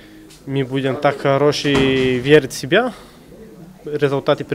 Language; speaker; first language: Russian; non-native, learner; Bulgarian